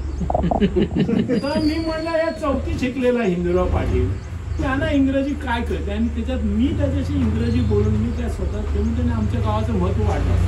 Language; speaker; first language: Marathi; native; Marathi